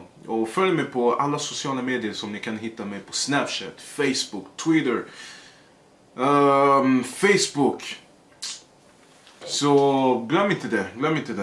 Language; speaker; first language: Swedish; early bilingual, other home language; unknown